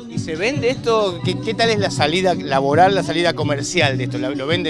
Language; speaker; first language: Spanish; native; Spanish